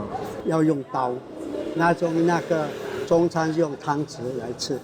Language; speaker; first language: Chinese; non-native, local second language; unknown